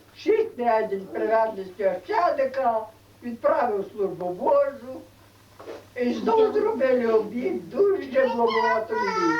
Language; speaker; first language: Ukrainian; native; Ukrainian